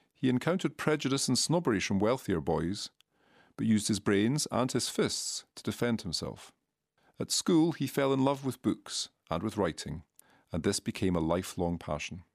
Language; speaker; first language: English; native; English